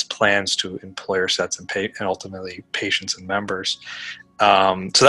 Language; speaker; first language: English; native; English